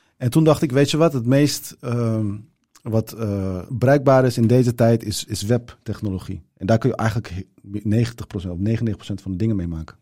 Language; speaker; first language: Dutch; early bilingual, other home language; Turkish